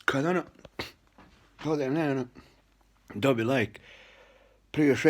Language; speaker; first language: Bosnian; early bilingual, heritage; Bosnian